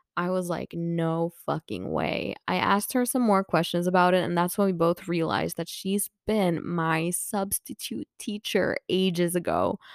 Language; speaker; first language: English; non-native, fluent; Swedish